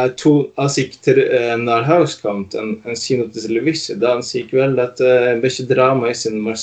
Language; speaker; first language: Dutch; non-native, fluent; Norwegian